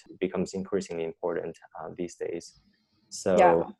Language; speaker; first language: English; non-native, fluent; Chinese